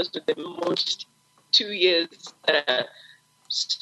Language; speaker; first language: English; non-native, local second language; Shona